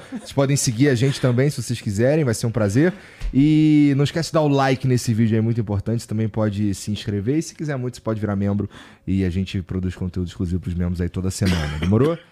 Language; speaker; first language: Portuguese; native; Portuguese